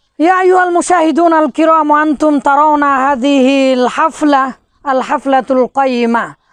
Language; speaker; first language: Arabic; non-native, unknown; Bangla